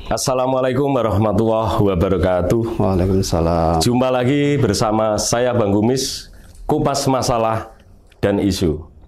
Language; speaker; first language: Indonesian; native; Indonesian